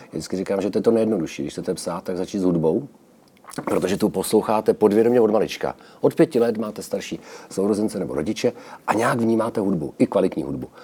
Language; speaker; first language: Czech; native; Czech